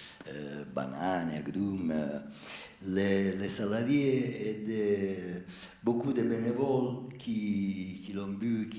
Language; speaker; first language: French; non-native, fluent; Italian